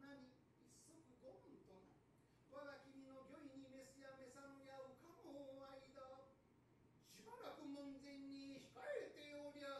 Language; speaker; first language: Japanese; native; Japanese